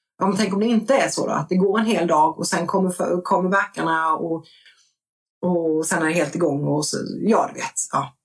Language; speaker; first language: Swedish; native; Swedish